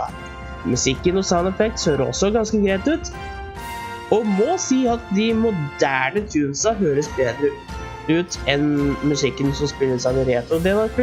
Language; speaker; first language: Norwegian; native; Norwegian